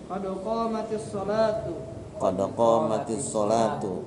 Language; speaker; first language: Arabic; non-native, learner; Indonesian